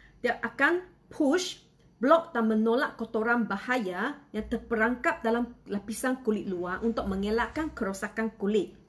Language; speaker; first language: Malay; non-native, local second language; Chinese